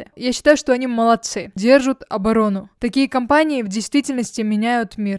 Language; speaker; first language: Russian; native; Russian